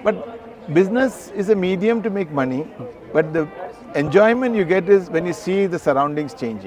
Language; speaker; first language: English; non-native, local second language; Malayalam